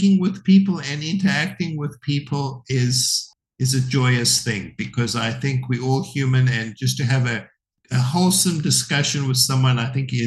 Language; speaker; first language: English; native; English